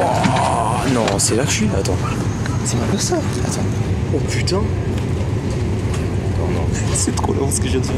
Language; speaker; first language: French; native; French